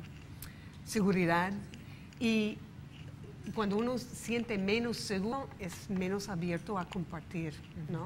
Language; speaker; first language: Spanish; non-native, fluent; English